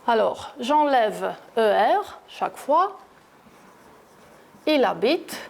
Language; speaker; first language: French; non-native, fluent; Greek